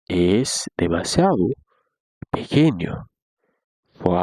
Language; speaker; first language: Spanish; non-native, learner; Haitian Creole